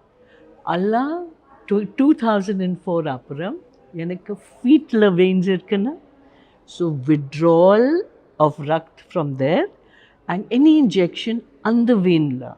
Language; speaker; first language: Tamil; non-native, learner; Hindi